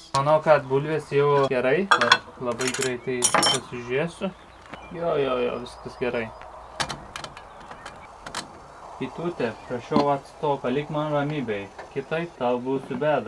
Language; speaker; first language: Lithuanian; non-native, learner; Turkish